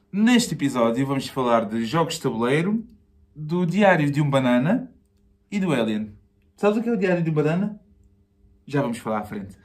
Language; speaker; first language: Portuguese; native; Portuguese